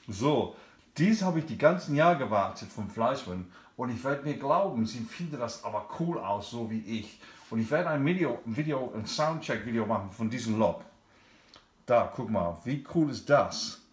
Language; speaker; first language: German; non-native, learner; English